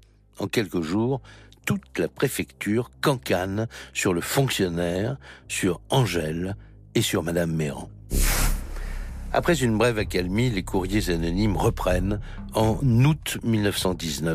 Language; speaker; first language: French; native; French